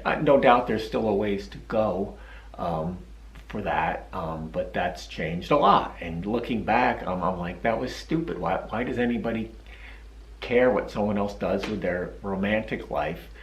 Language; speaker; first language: English; native; English